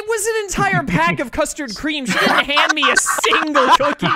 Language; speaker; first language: English; native; English